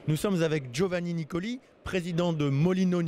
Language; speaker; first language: French; native; French